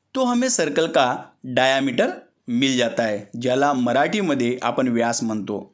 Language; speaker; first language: Hindi; non-native, local second language; Marathi